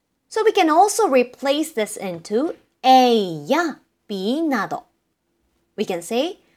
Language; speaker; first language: English; non-native, fluent; Japanese